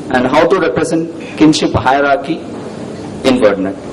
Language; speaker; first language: English; non-native, local second language; Tamil